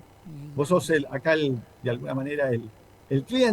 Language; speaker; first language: Spanish; native; Spanish